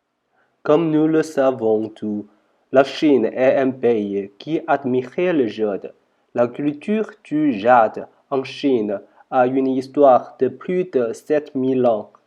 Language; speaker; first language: French; non-native, learner; Chinese